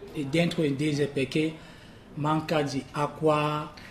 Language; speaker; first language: Italian; non-native, learner; French